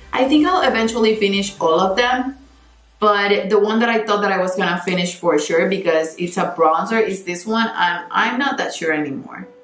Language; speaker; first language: English; non-native, fluent; Spanish